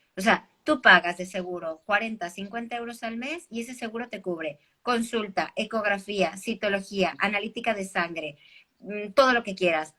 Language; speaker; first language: Spanish; early bilingual, heritage; Spanish